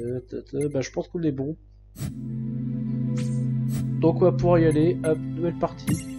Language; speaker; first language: French; native; French